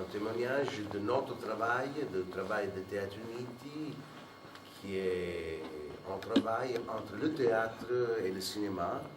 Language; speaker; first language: French; non-native, fluent; Italian